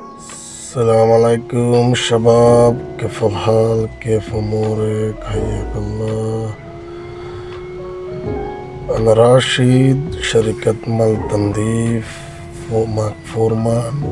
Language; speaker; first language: Arabic; non-native, learner; Bangla